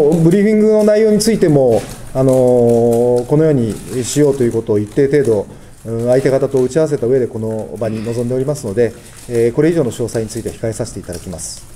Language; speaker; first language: Japanese; native; Japanese